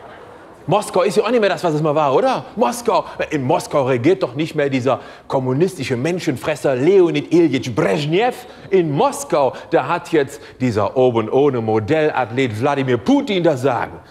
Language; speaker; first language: German; native; German